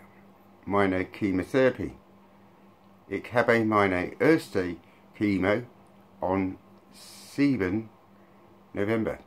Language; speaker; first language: German; non-native, learner; English